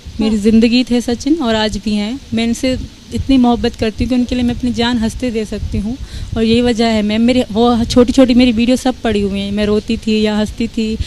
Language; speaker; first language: Urdu; non-native, local second language; Sindhi